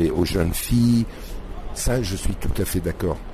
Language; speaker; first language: French; non-native, fluent; Arabic